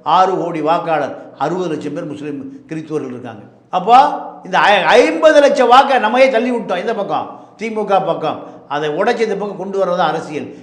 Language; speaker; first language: Tamil; native; Tamil